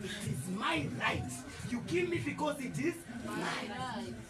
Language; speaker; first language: English; non-native, local second language; Swahili